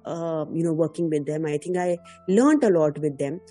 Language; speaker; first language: Hindi; native; Hindi